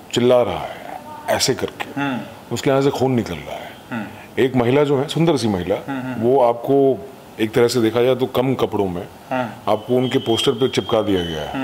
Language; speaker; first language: Hindi; native; Hindi